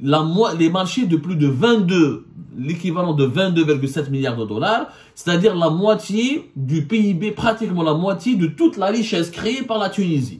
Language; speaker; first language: French; non-native, local second language; Arabic